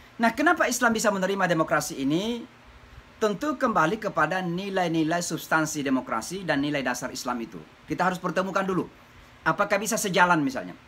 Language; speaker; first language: Indonesian; native; Indonesian